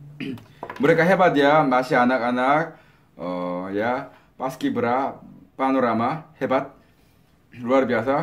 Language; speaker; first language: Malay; non-native, fluent; Korean